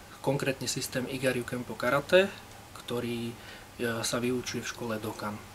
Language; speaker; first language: Slovak; native; Slovak